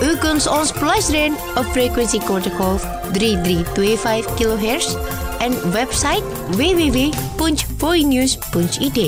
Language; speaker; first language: Dutch; non-native, fluent; Indonesian